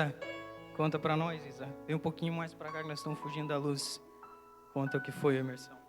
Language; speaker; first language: Portuguese; native; Portuguese